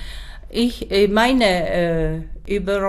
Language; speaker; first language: German; non-native, learner; Czech